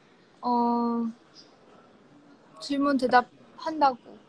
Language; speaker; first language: Korean; non-native, fluent; Russian